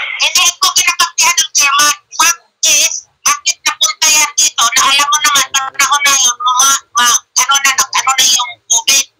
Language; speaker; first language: Filipino; non-native, local second language; Cebuano